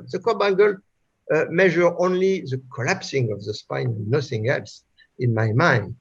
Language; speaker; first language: English; non-native, fluent; French